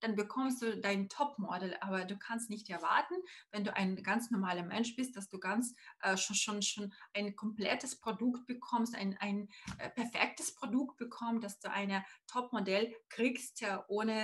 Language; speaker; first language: German; non-native, fluent; Russian